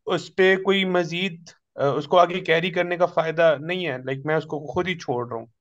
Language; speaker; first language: Urdu; native; Urdu